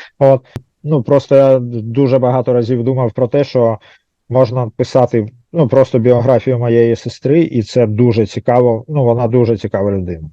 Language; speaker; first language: Ukrainian; native; Ukrainian